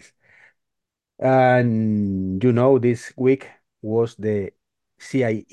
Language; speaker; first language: English; non-native, learner; Spanish